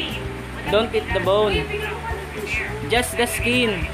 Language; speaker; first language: English; non-native, local second language; Filipino